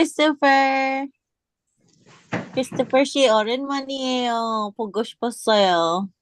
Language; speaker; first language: Korean; non-native, learner; English